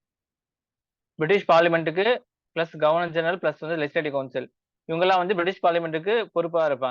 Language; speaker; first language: Tamil; native; Tamil